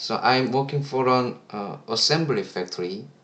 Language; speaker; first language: English; non-native, learner; Korean